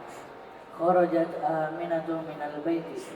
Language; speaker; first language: Indonesian; native; Indonesian